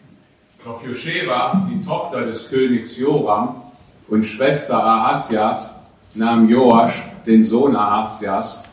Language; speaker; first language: German; native; German